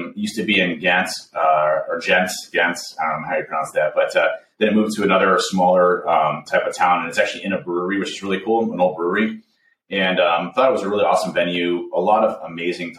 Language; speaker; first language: English; native; English